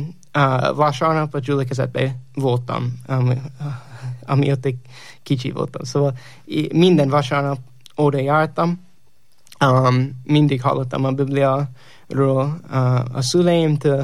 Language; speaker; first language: Hungarian; non-native, learner; English